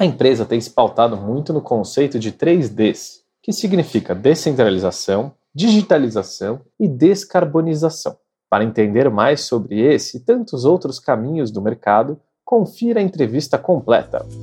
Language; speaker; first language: Portuguese; native; Portuguese